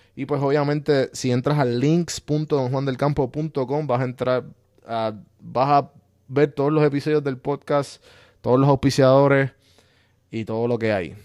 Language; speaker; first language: Spanish; native; Spanish